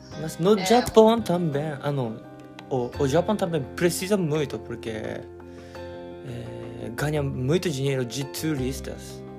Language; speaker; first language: Portuguese; non-native, learner; Japanese